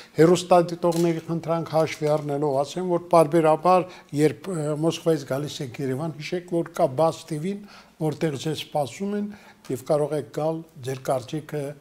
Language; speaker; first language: Armenian; native; Armenian